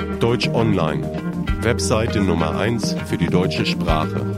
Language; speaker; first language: German; non-native, learner; Russian